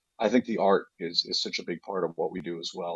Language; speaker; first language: English; native; English